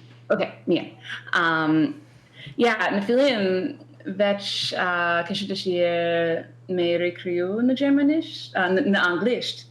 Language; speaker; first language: Albanian; non-native, learner; English